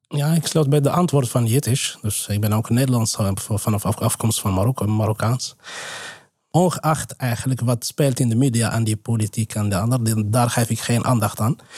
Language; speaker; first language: Dutch; non-native, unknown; Arabic